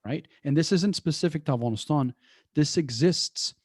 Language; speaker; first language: English; early bilingual, other home language; Persian